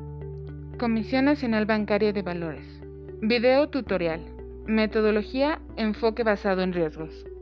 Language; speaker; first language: Spanish; native; Spanish